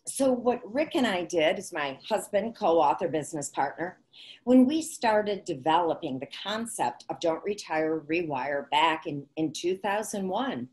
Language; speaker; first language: English; native; English